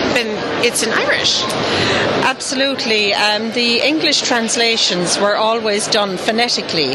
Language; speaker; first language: English; native; English